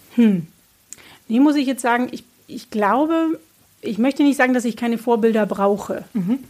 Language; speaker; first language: German; native; German